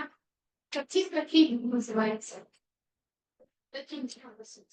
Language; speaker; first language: Russian; non-native, fluent; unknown